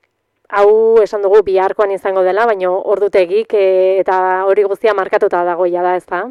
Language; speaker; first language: Basque; native; Basque